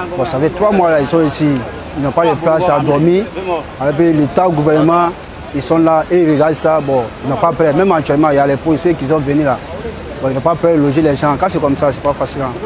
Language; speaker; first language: French; non-native, local second language; Dyula